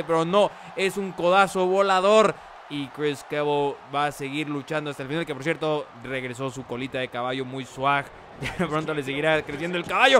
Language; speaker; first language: Spanish; native; Spanish